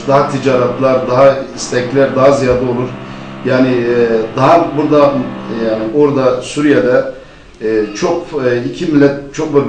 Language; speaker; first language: Turkish; non-native, fluent; Arabic